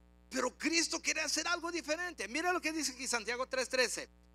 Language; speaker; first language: Spanish; early bilingual, heritage; Spanish